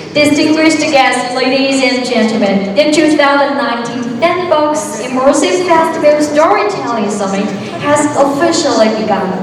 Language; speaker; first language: English; non-native, local second language; Chinese